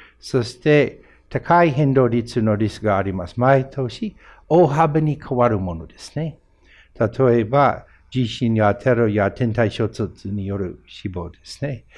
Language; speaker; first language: Japanese; non-native, fluent; English